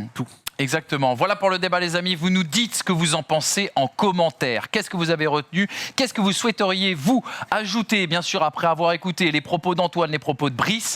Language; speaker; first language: French; native; French